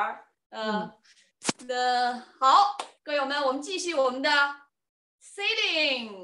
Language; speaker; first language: Chinese; native; Chinese